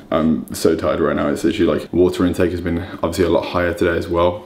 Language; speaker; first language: English; native; English